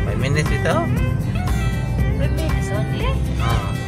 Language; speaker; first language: English; non-native, local second language; Cebuano